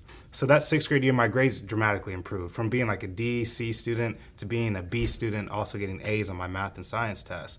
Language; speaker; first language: English; native; English